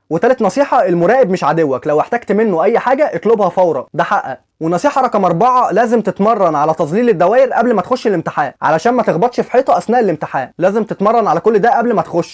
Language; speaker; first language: Arabic; native; Arabic